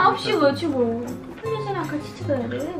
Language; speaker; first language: Korean; non-native, learner; Russian